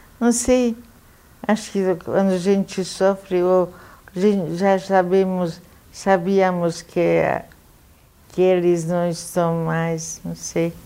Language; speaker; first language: Portuguese; non-native, fluent; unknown